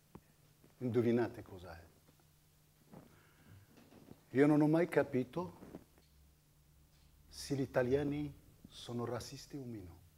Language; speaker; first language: Italian; non-native, fluent; Arabic